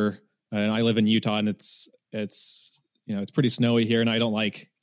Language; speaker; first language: English; native; English